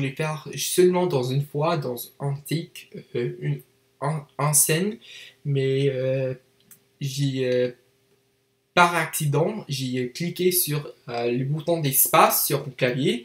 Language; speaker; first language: French; non-native, learner; English